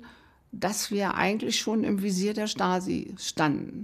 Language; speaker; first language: German; native; German